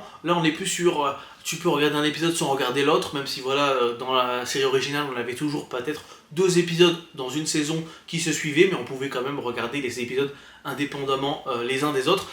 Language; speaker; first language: French; native; French